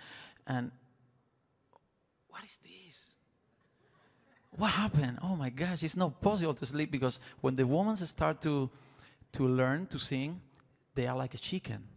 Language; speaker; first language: English; non-native, learner; Spanish